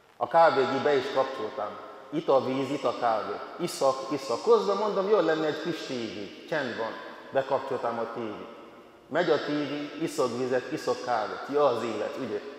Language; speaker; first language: Hungarian; non-native, fluent; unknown